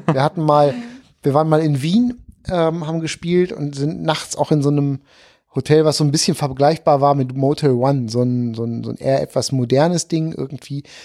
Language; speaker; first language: German; native; German